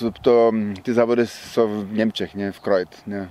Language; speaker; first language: Polish; non-native, learner; Czech